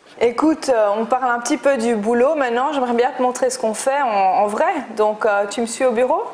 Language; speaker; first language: French; early bilingual, other home language; English